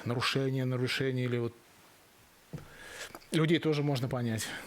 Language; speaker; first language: Russian; native; Russian